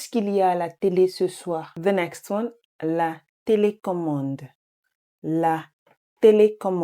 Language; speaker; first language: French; non-native, fluent; English